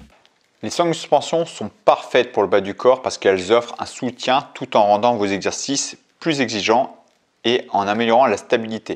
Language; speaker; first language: French; native; French